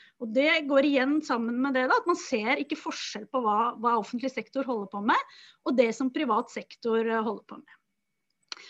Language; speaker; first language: Norwegian; native; Norwegian